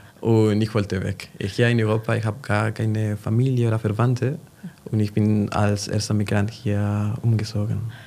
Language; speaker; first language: German; non-native, fluent; Spanish